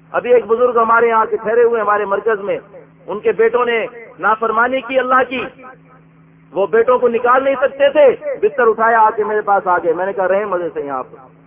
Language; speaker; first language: Urdu; non-native, local second language; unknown